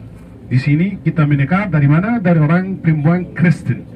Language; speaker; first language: Indonesian; non-native, fluent; Arabic